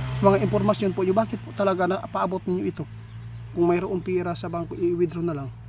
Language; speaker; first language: Filipino; non-native, local second language; Cebuano